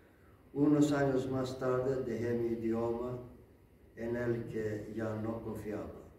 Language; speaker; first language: Spanish; non-native, learner; Greek